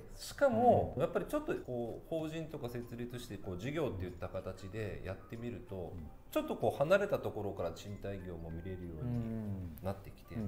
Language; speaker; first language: Japanese; native; Japanese